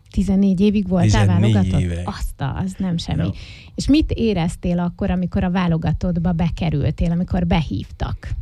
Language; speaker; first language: Hungarian; native; Hungarian